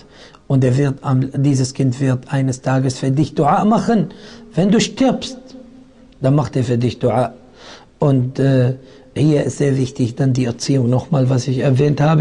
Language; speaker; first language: German; non-native, fluent; Arabic